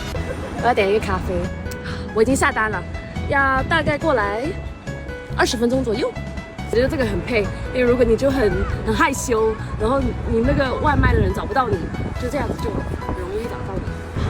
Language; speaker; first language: Chinese; non-native, fluent; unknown